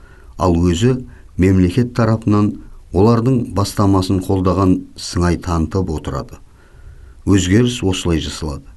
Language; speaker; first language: Kazakh; native; Kazakh